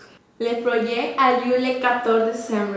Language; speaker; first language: French; non-native, learner; Spanish